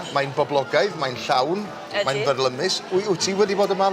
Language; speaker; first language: Welsh; native; Welsh